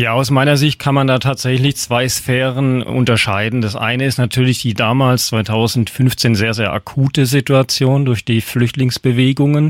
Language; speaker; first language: German; native; German